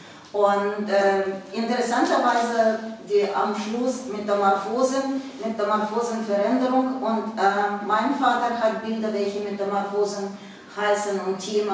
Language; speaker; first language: German; non-native, fluent; Russian